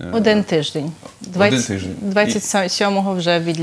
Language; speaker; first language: Ukrainian; early bilingual, heritage; Ukrainian